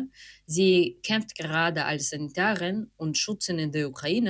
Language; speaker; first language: German; non-native, fluent; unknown